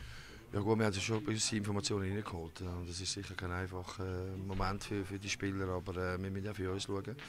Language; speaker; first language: German; native; German